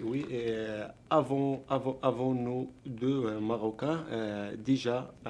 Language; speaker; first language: French; non-native, learner; Arabic